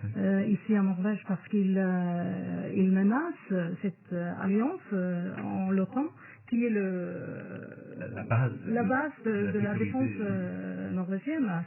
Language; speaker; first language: French; non-native, fluent; Norwegian